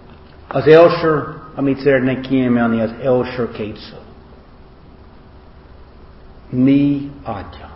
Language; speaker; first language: Hungarian; non-native, learner; English